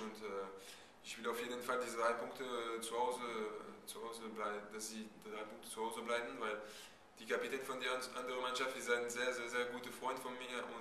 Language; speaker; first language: German; non-native, fluent; French